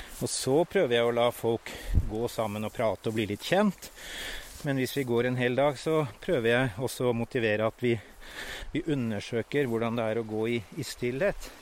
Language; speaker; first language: Norwegian; native; Norwegian